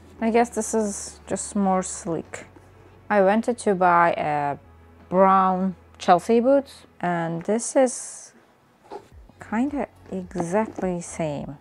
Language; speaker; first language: English; non-native, fluent; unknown